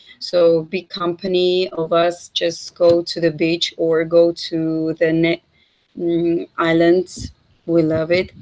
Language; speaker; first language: English; non-native, fluent; Russian